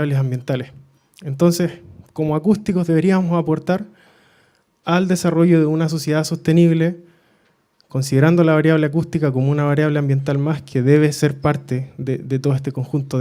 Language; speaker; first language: Spanish; native; Spanish